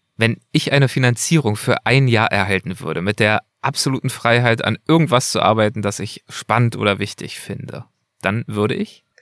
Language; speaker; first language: German; native; German